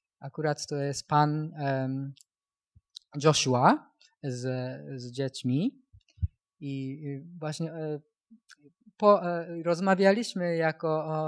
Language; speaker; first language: Polish; non-native, learner; Japanese